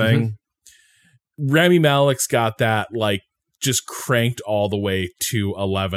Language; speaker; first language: English; native; English